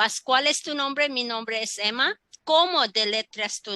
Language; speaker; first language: Spanish; non-native, fluent; Filipino